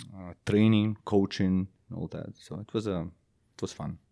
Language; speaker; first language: English; non-native, fluent; Belarusian